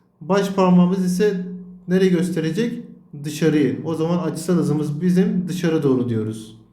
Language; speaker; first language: Turkish; native; Turkish